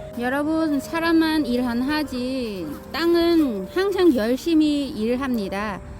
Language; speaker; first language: Korean; non-native, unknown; Vietnamese